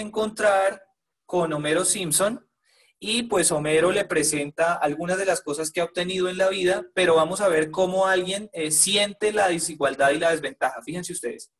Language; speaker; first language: Spanish; native; Spanish